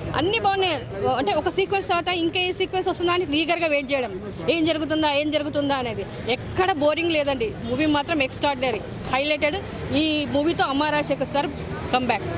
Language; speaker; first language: Telugu; native; Telugu